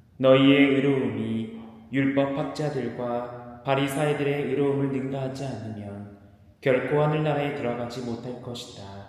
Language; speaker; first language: Korean; native; Korean